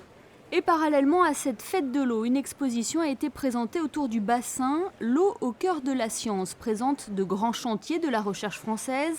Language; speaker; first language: French; native; French